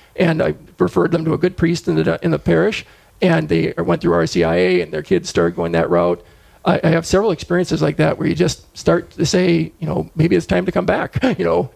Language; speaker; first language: English; native; English